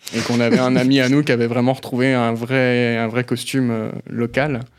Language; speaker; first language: French; native; French